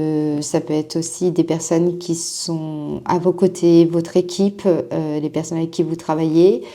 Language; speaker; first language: French; native; French